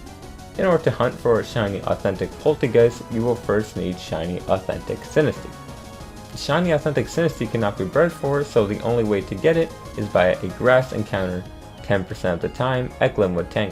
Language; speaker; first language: English; native; English